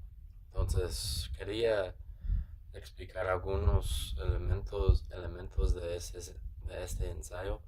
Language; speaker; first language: Spanish; non-native, learner; English